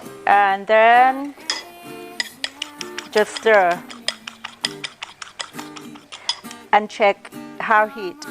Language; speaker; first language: English; non-native, fluent; Thai